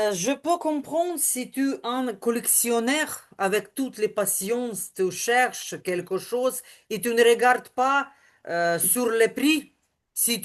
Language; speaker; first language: French; non-native, learner; Ukrainian